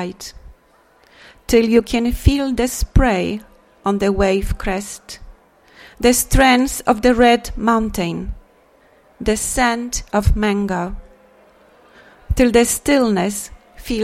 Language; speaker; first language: English; non-native, fluent; Polish